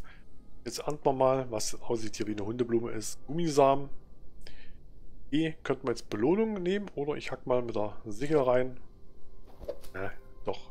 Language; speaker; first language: German; native; German